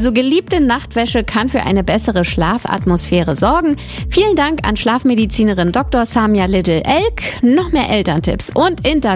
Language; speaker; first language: German; native; German